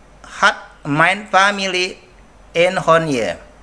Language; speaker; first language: Dutch; non-native, learner; Indonesian